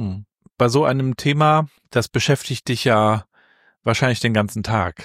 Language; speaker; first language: German; native; German